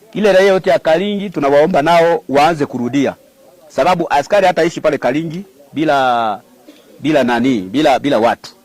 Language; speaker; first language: Swahili; native; Swahili